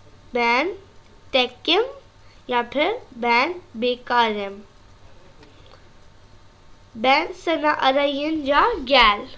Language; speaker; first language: Turkish; non-native, learner; Urdu